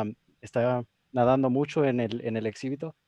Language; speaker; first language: Spanish; early bilingual, heritage; Spanish